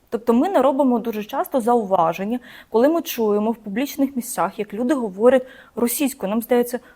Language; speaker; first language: Ukrainian; non-native, local second language; Russian